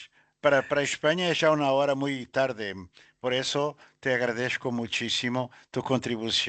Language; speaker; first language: Spanish; non-native, learner; Portuguese